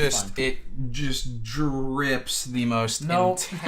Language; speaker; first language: English; native; English